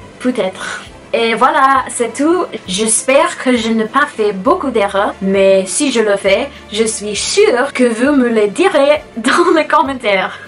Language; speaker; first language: French; non-native, learner; English